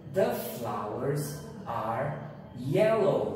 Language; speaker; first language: English; non-native, fluent; Portuguese